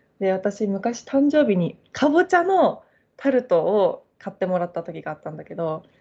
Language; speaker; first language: Japanese; native; Japanese